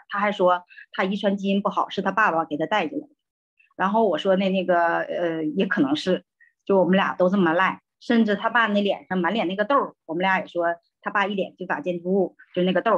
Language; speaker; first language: Chinese; native; Chinese